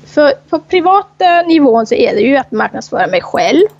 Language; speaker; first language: Swedish; non-native, fluent; Thai